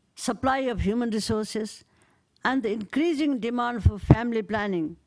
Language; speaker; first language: English; non-native, local second language; Nepali